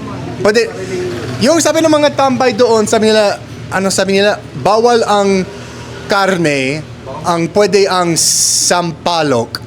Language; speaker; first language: Filipino; non-native, learner; English